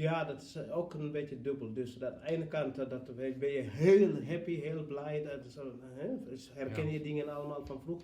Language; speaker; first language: Dutch; non-native, fluent; Fula